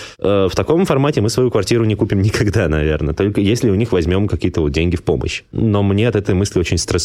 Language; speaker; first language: Russian; native; Russian